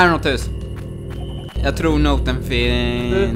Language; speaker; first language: Swedish; native; Swedish